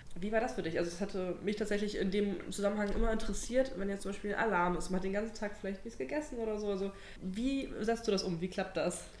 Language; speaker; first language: German; native; German